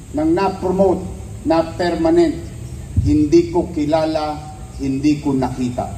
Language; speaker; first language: Filipino; native; Filipino